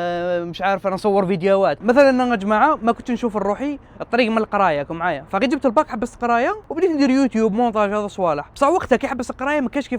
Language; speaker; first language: Arabic; native; Arabic